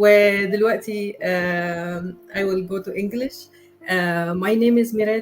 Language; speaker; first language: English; non-native, learner; Arabic